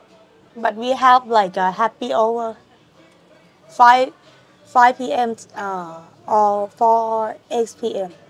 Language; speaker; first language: English; non-native, learner; Thai